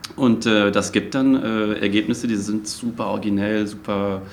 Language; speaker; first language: German; non-native, local second language; Luxembourgish